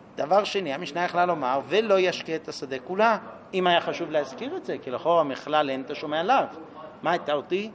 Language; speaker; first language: Hebrew; non-native, fluent; English